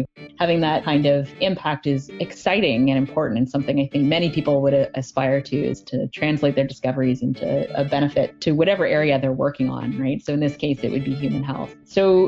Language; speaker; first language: English; native; English